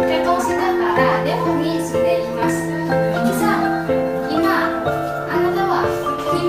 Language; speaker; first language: Japanese; non-native, learner; Indonesian